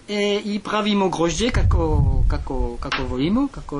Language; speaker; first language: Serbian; non-native, learner; French